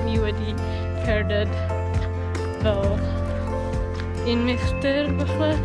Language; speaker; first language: Welsh; non-native, learner; Malay